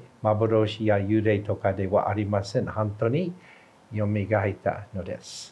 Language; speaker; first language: Japanese; non-native, fluent; English